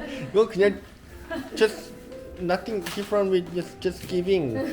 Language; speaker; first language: English; non-native, learner; Korean